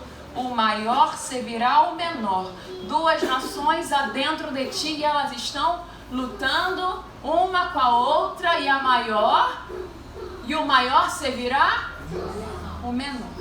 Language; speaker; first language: Portuguese; native; Portuguese